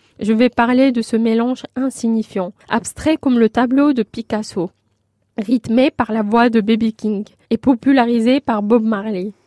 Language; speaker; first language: French; non-native, local second language; Arabic